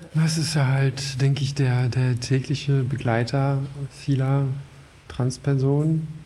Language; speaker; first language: German; non-native, fluent; French